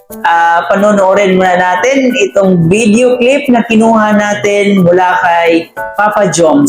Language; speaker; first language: Filipino; native; Filipino